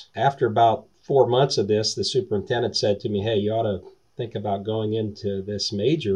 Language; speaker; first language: English; native; English